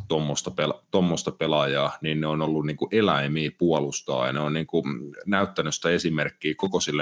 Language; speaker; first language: Finnish; native; Finnish